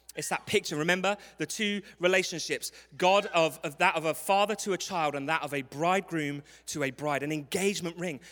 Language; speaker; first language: English; native; English